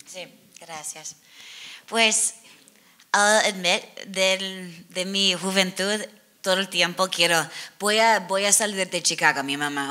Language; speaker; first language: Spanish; non-native, learner; English